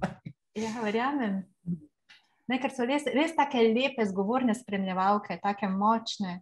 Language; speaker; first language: Slovenian; native; Slovenian